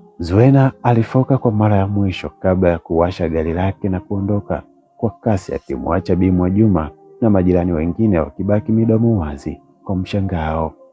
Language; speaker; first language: Swahili; native; Swahili